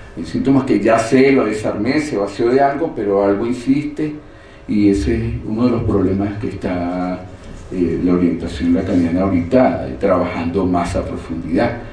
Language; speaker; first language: Spanish; native; Spanish